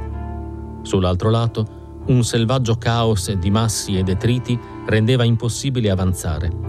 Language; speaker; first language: Italian; native; Italian